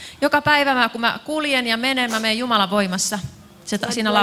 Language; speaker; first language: Finnish; native; Finnish